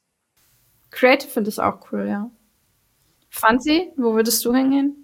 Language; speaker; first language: German; native; German